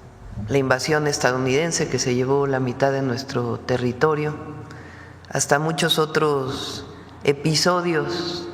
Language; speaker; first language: Spanish; native; Spanish